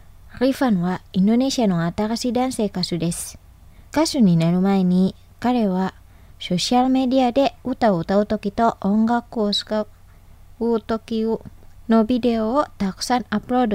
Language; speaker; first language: Japanese; non-native, fluent; Indonesian